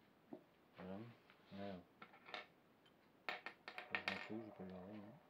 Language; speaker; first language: French; native; French